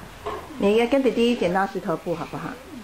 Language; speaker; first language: Chinese; native; Chinese